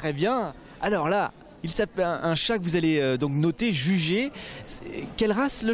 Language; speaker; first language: French; native; French